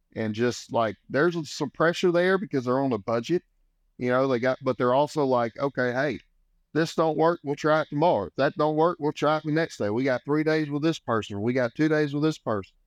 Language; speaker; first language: English; native; English